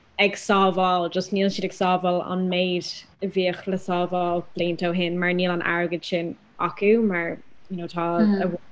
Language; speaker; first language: Irish; non-native, local second language; English